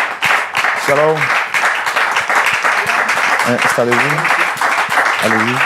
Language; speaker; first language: French; native; French